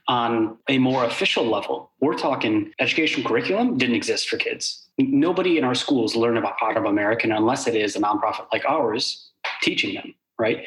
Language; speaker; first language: English; early bilingual, other home language; Arabic